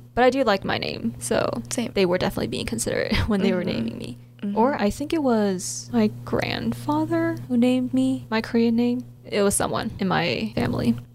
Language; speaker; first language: English; early bilingual, other home language; Korean